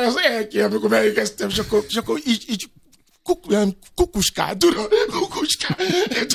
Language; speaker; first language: Hungarian; non-native, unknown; Yoruba